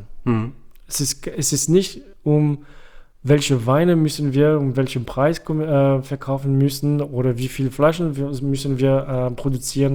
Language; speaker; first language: German; non-native, fluent; French